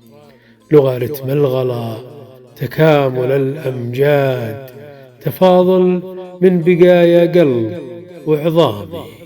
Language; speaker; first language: Arabic; native; Arabic